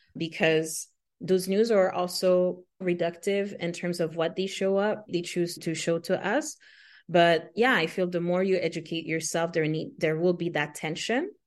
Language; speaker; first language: English; non-native, fluent; Haitian Creole